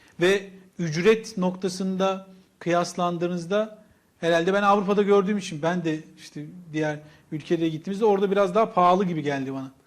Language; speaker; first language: Turkish; native; Turkish